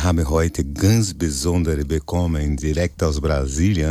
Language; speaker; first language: German; non-native, fluent; Portuguese